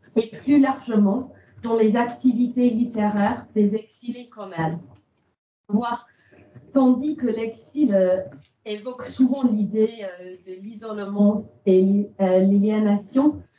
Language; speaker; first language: French; non-native, fluent; English